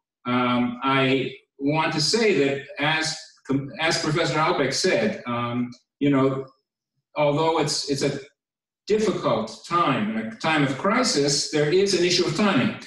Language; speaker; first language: English; native; English